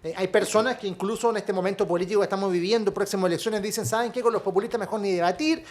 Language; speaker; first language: Spanish; native; Spanish